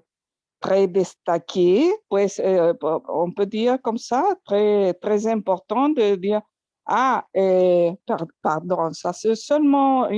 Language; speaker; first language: French; non-native, learner; Spanish